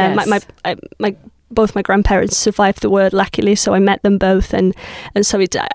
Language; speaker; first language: English; non-native, fluent; Spanish